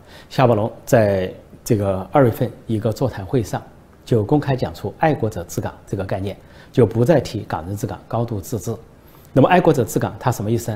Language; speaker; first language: Chinese; native; Chinese